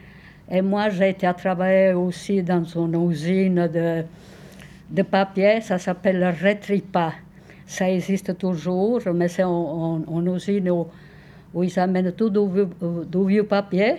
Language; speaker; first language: French; non-native, fluent; Sicilian